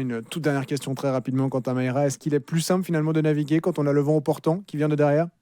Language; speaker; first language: French; native; French